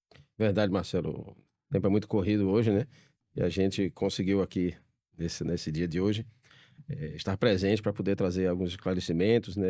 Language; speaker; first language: Portuguese; native; Portuguese